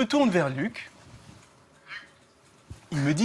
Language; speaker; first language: French; native; French